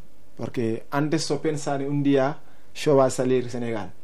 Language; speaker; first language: Spanish; non-native, learner; Wolof